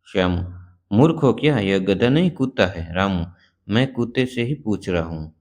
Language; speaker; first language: Hindi; non-native, local second language; Gujarati